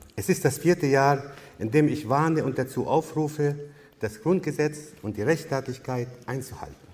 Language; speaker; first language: German; non-native, fluent; Arabic